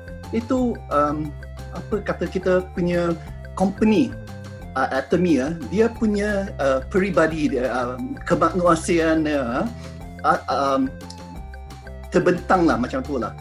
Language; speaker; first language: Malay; non-native, local second language; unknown